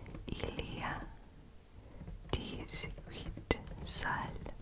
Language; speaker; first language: French; non-native, learner; English